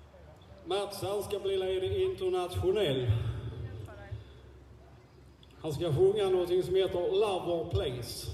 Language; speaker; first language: Swedish; native; Swedish